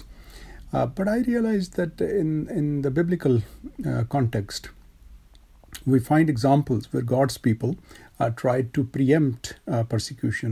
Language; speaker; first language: English; non-native, local second language; Urdu